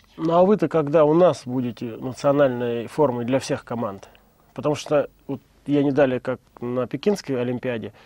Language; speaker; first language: Russian; native; Russian